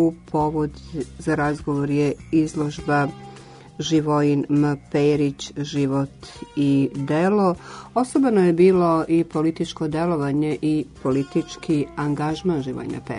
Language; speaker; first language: Serbian; native; Serbian